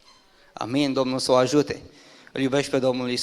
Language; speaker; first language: Romanian; native; Romanian